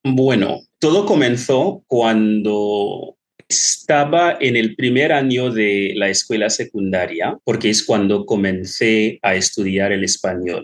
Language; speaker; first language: Spanish; non-native, fluent; English